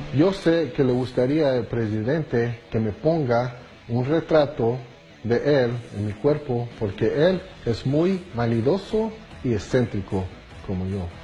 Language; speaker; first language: Spanish; early bilingual, heritage; Spanish